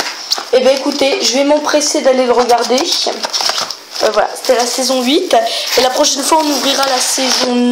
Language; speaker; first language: French; native; French